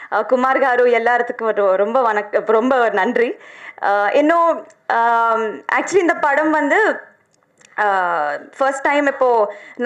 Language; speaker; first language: Tamil; non-native, learner; Telugu